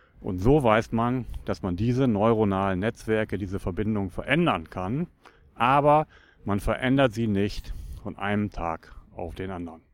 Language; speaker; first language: German; native; German